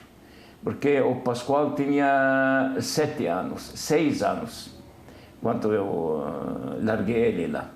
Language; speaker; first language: Portuguese; non-native, fluent; Arabic